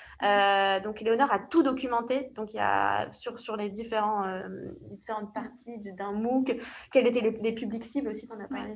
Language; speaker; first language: French; native; French